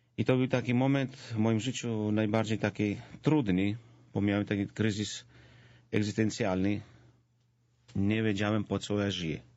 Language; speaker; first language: Polish; non-native, fluent; Georgian